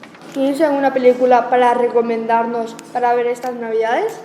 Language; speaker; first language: Spanish; native; Spanish